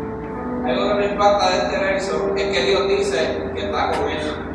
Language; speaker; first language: Spanish; native; Spanish